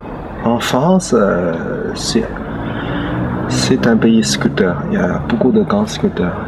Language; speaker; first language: French; non-native, learner; Chinese